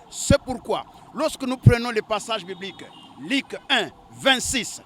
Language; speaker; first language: French; non-native, local second language; Lingala